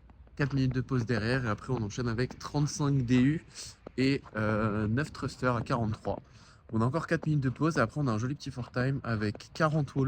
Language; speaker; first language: French; native; French